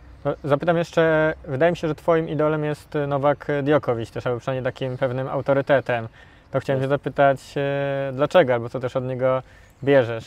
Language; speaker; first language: Polish; native; Polish